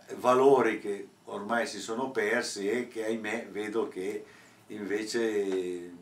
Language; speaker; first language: Italian; native; Italian